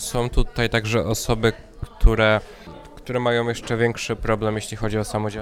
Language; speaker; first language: Polish; native; Polish